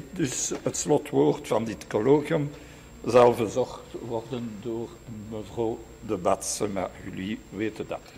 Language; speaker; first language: Dutch; non-native, fluent; French